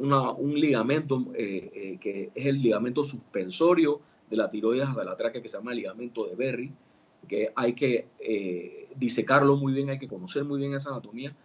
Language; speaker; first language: Spanish; native; Spanish